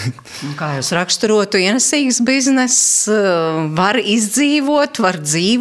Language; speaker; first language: Latvian; native; Latvian